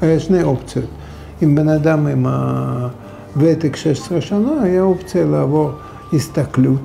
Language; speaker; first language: Hebrew; non-native, fluent; Russian